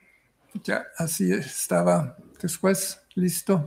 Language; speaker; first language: Spanish; non-native, fluent; German